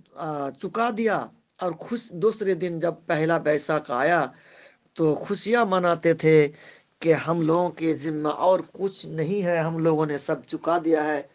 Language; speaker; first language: Urdu; non-native, local second language; Bangla